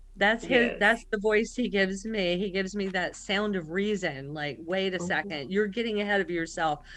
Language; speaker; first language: English; native; English